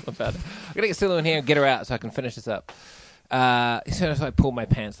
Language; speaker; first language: English; native; English